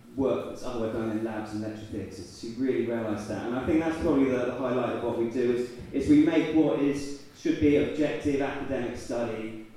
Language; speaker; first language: English; native; English